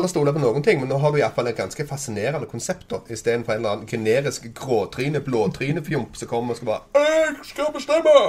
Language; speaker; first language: Norwegian; native; Norwegian